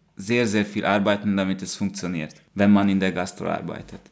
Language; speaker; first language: German; non-native, fluent; Hungarian